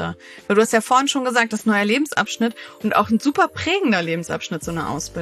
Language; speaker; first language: German; native; German